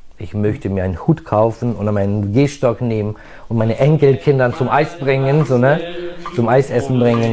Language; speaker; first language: German; non-native, fluent; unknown